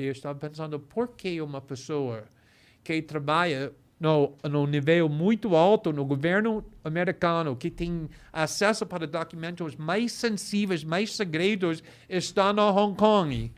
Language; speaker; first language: Portuguese; non-native, fluent; English